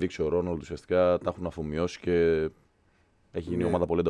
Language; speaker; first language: Greek; native; Greek